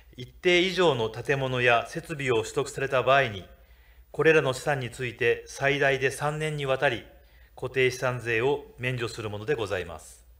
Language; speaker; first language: Japanese; native; Japanese